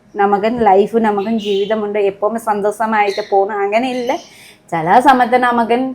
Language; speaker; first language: Malayalam; non-native, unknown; Nepali